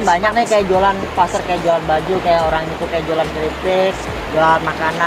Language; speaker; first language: Indonesian; native; Indonesian